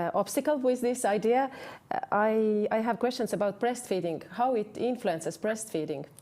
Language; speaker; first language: English; non-native, fluent; Estonian